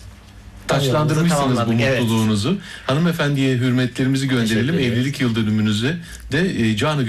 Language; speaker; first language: Turkish; native; Turkish